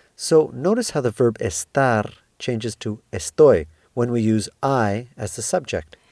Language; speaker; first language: English; native; English